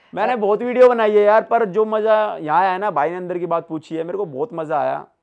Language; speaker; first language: Hindi; native; Hindi